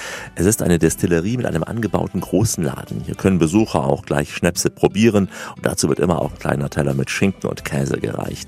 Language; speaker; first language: German; native; German